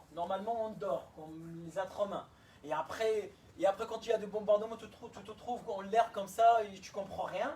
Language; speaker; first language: French; non-native, fluent; Arabic